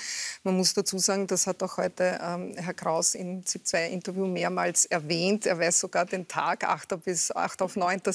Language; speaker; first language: German; native; German